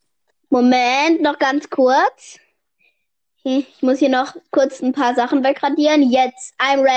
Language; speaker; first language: German; native; German